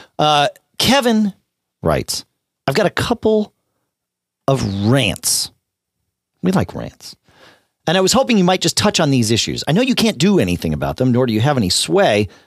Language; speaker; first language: English; native; English